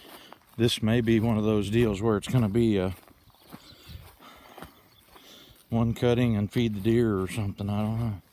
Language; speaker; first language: English; native; English